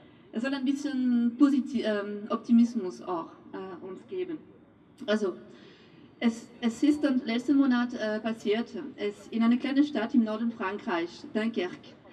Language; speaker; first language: German; non-native, fluent; French